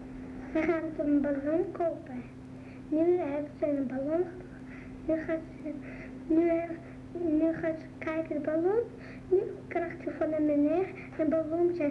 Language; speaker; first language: Dutch; early bilingual, other home language; Arabic